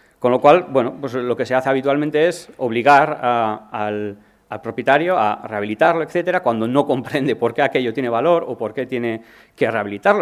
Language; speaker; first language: Spanish; native; Spanish